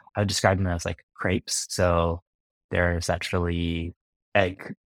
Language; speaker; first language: English; native; English